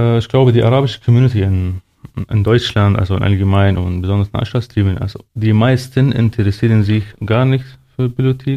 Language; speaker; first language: German; non-native, fluent; Arabic